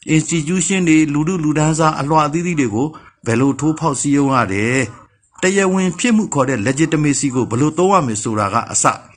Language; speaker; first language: Burmese; native; Burmese